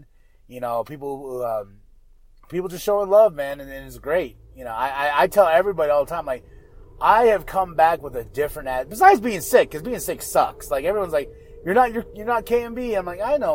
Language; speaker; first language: English; native; English